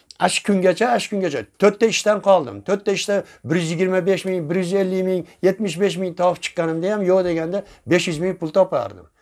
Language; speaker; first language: Uzbek; native; Uzbek